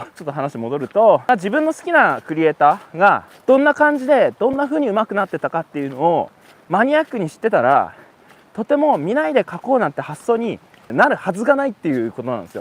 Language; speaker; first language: Japanese; native; Japanese